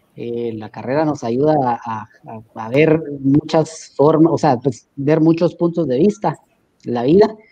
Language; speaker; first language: Spanish; native; Spanish